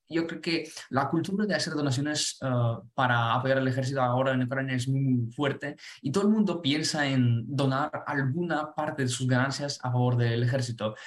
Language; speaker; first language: Spanish; non-native, fluent; Ukrainian